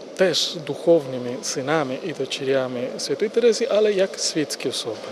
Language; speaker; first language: Ukrainian; non-native, fluent; Spanish